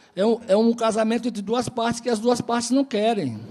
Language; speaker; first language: Portuguese; native; Portuguese